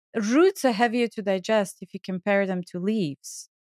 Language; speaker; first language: English; non-native, fluent; Bulgarian